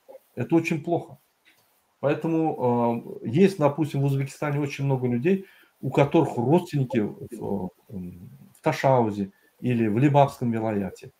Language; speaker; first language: Russian; native; Russian